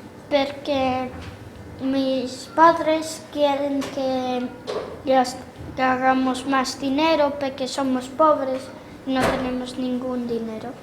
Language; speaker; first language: Spanish; early bilingual, other home language; Portuguese